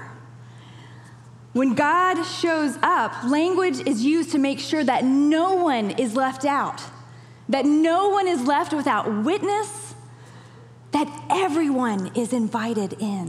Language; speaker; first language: English; native; English